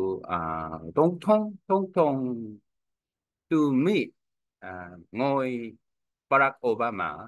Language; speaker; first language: Vietnamese; non-native, learner; Korean